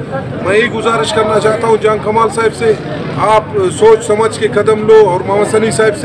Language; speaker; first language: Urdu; non-native, local second language; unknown